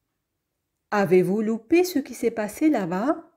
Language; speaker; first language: French; non-native, fluent; Arabic